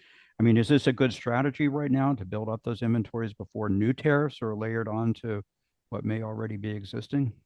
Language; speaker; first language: English; native; English